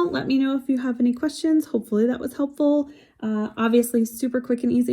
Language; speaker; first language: English; native; English